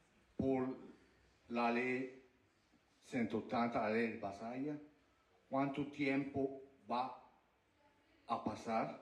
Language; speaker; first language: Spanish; non-native, learner; Italian